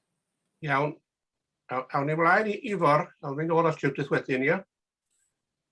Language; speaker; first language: Welsh; native; Welsh